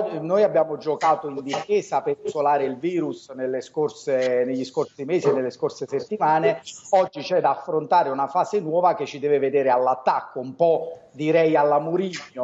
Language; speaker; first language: Italian; native; Italian